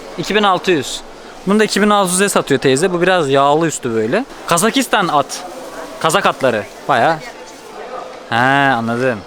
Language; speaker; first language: Turkish; native; Turkish